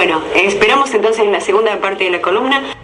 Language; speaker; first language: Spanish; native; Spanish